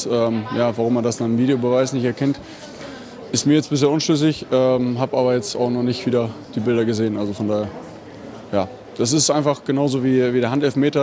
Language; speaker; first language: German; native; German